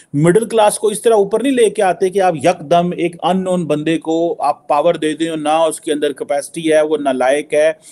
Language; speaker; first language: Urdu; native; Urdu